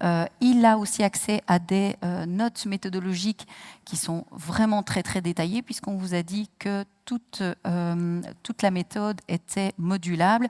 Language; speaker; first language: French; native; French